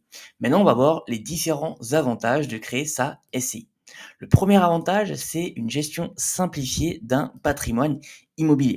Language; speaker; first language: French; native; French